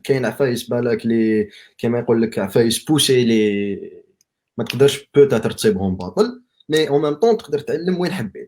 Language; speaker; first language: Arabic; native; Arabic